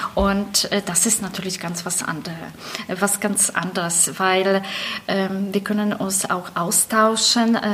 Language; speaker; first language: German; non-native, fluent; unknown